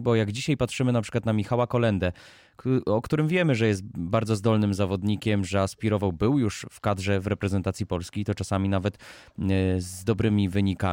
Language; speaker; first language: Polish; native; Polish